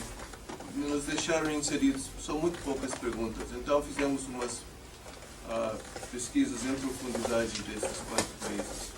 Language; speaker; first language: Portuguese; non-native, fluent; English